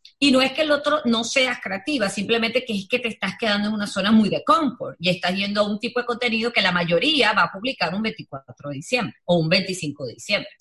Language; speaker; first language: Spanish; native; Spanish